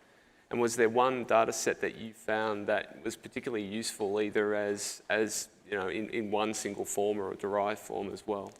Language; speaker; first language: English; native; English